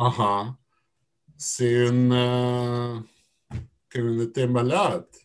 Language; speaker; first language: French; non-native, learner; Russian